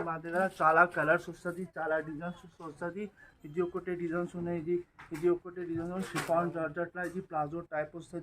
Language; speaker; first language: Telugu; non-native, local second language; Hindi